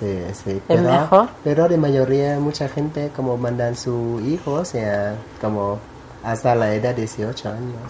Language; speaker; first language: Spanish; non-native, learner; Thai